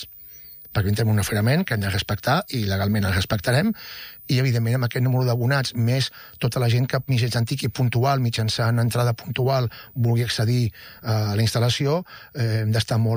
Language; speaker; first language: Catalan; native; Catalan